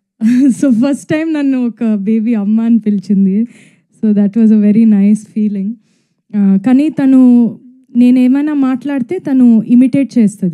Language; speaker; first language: Telugu; non-native, fluent; Tamil